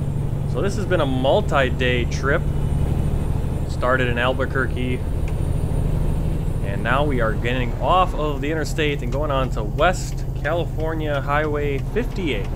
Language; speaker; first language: English; native; English